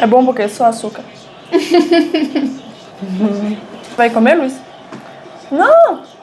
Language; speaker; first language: Portuguese; non-native, fluent; French